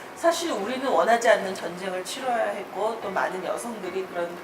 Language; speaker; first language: Korean; native; Korean